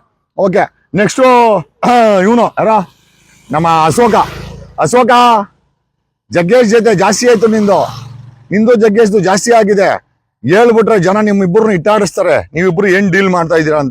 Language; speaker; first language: Kannada; native; Kannada